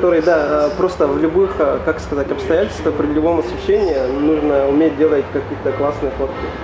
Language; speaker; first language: Russian; native; Russian